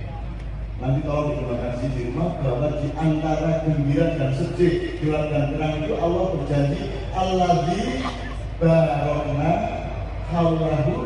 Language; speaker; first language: Indonesian; native; Indonesian